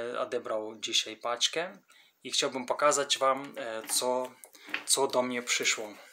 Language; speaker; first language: Polish; non-native, learner; Russian